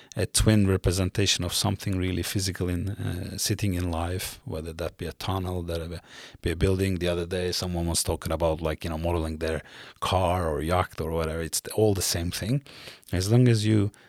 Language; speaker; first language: English; non-native, fluent; Turkish